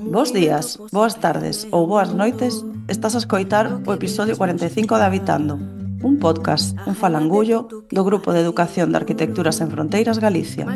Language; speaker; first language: Galician; native; Galician